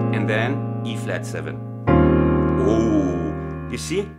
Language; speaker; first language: English; non-native, fluent; German